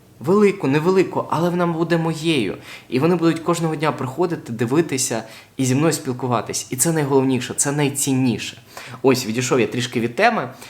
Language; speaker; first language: Ukrainian; non-native, local second language; Russian